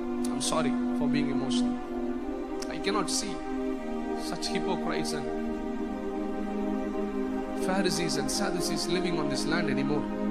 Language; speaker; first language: English; non-native, local second language; Tamil